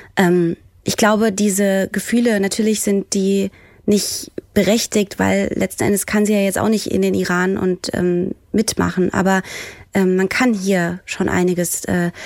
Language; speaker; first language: German; early bilingual, other home language; Persian